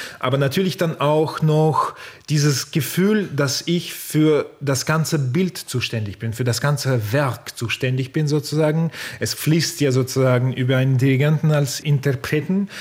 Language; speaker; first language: German; non-native, fluent; Russian